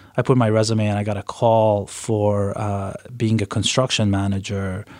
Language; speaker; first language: English; early bilingual, other home language; Persian